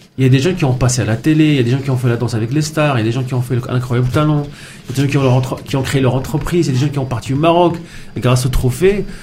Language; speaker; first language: French; non-native, local second language; Arabic